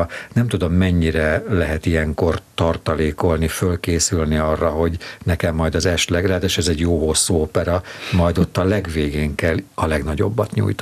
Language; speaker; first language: Hungarian; native; Hungarian